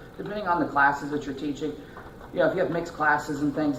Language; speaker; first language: English; native; English